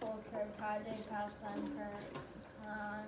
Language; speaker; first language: French; non-native, learner; English